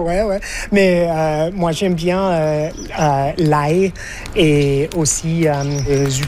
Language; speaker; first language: French; non-native, fluent; English